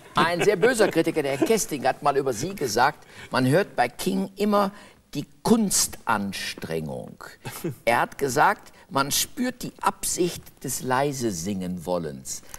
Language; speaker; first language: German; native; German